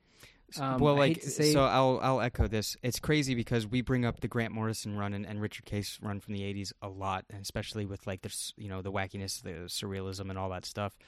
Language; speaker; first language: English; native; English